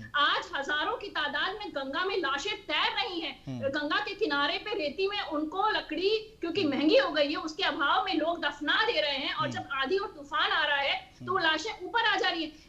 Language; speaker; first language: Hindi; native; Hindi